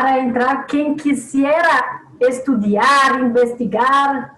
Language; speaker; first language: Spanish; non-native, learner; Portuguese